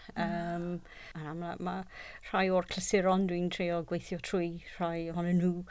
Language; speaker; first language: Welsh; non-native, local second language; English